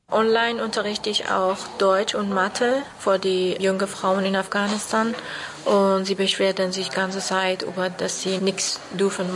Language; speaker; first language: German; non-native, learner; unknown